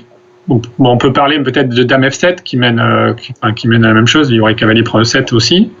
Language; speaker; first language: French; native; French